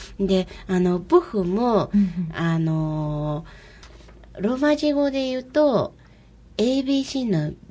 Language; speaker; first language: Japanese; non-native, fluent; Mongolian